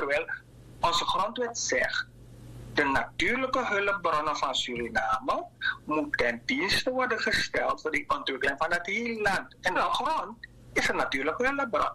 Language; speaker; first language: Dutch; native; Dutch